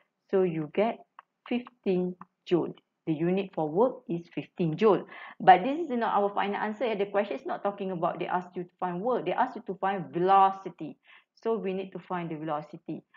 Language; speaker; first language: English; non-native, local second language; Malay